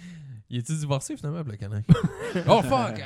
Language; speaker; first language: French; native; French